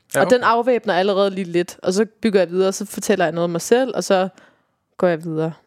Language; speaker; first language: Danish; native; Danish